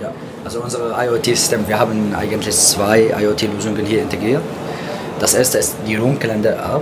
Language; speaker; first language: German; non-native, fluent; Arabic